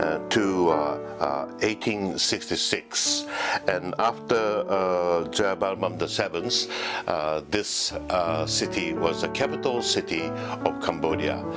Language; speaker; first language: English; non-native, fluent; Japanese